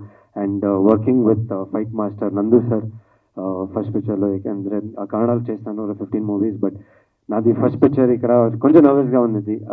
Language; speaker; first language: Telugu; non-native, learner; Kannada